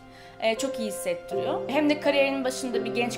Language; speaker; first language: Turkish; native; Turkish